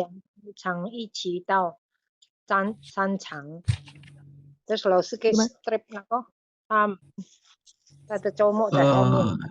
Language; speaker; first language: Chinese; non-native, learner; Indonesian